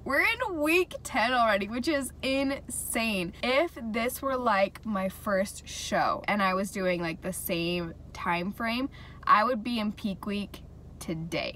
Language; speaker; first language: English; native; English